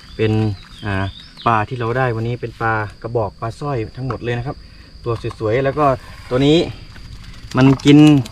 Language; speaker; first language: Thai; native; Thai